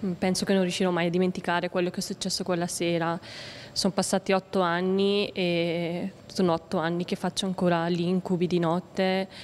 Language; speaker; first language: Italian; early bilingual, other home language; Punjabi